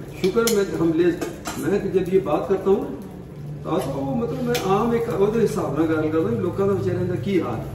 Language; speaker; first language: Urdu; non-native, local second language; Punjabi